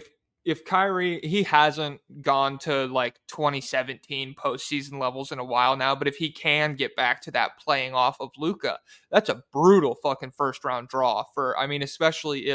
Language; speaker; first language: English; native; English